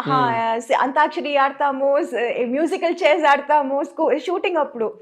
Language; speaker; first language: Telugu; non-native, local second language; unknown